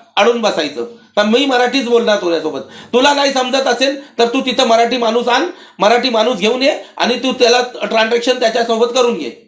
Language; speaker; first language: Marathi; non-native, local second language; Urdu